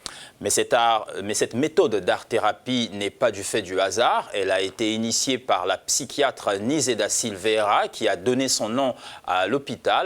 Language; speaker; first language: French; native; French